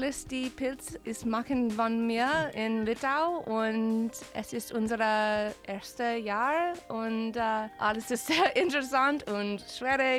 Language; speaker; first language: German; non-native, learner; English